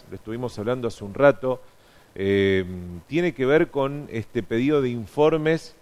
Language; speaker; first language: Spanish; native; Spanish